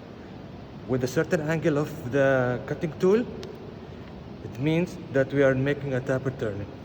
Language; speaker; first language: English; non-native, local second language; Arabic